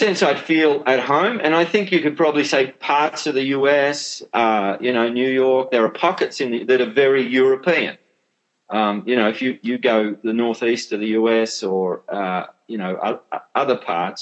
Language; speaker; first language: English; native; English